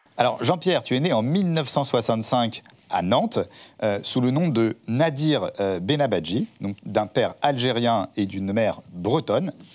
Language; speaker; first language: French; native; French